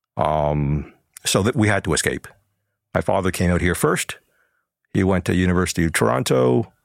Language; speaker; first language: English; early bilingual, other home language; Chinese